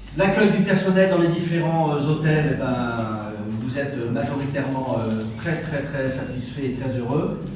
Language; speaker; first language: French; native; French